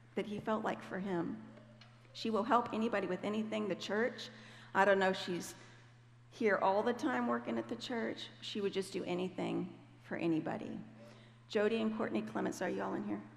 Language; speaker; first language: English; native; English